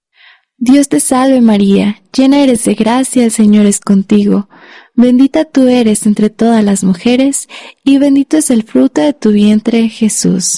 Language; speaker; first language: Spanish; native; Spanish